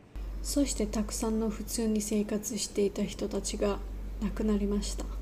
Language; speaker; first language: Japanese; non-native, learner; Georgian